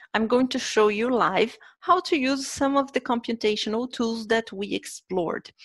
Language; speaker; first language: English; non-native, fluent; Portuguese